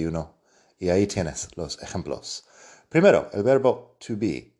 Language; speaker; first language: Spanish; non-native, fluent; English